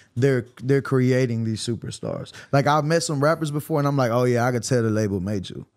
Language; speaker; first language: English; native; English